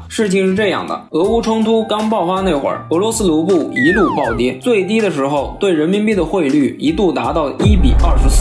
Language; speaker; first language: Chinese; native; Chinese